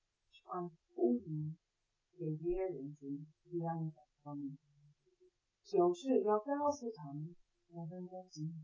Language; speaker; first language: Chinese; non-native, fluent; English